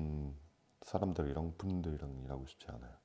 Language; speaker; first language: Korean; non-native, fluent; French